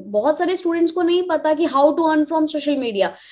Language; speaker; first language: Hindi; native; Hindi